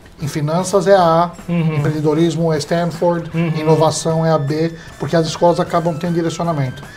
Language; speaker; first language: Portuguese; early bilingual, heritage; English